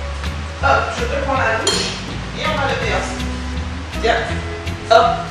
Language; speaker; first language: French; native; French